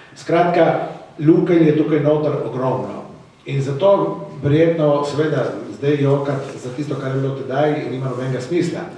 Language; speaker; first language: Slovenian; native; Slovenian